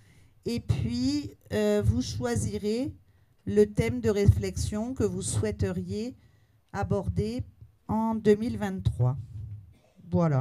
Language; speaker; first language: French; native; French